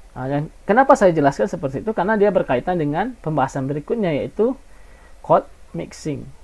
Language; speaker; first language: Indonesian; non-native, local second language; Minangkabau